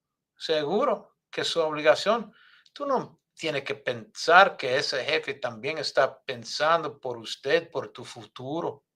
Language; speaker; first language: Spanish; non-native, fluent; English